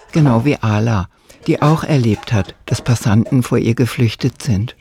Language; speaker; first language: German; native; German